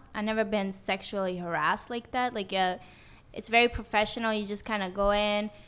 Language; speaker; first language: English; non-native, fluent; Swedish